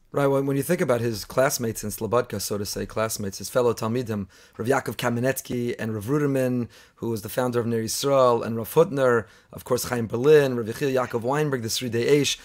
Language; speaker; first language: English; native; English